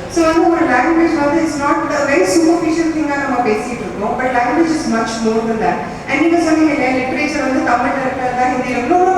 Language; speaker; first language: Tamil; early bilingual, other home language; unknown